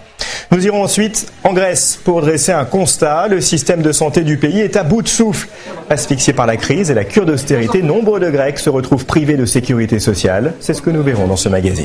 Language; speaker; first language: French; native; French